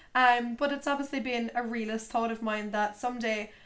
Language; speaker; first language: English; native; English